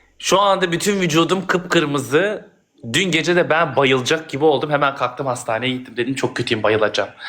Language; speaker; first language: Turkish; native; Turkish